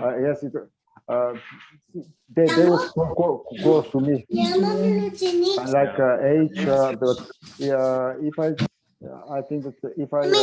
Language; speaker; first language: English; non-native, learner; Bulgarian